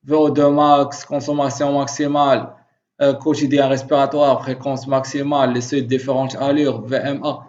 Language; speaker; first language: French; non-native, local second language; Arabic